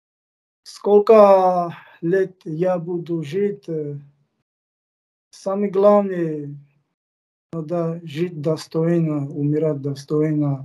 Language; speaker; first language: Russian; non-native, fluent; Georgian